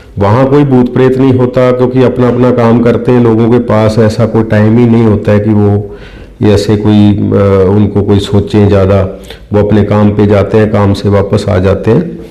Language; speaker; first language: Hindi; non-native, local second language; Punjabi